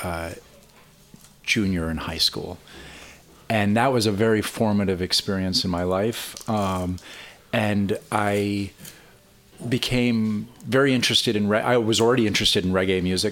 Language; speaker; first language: English; native; English